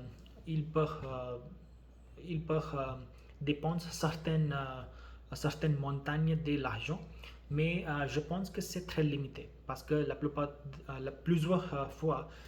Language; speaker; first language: French; non-native, learner; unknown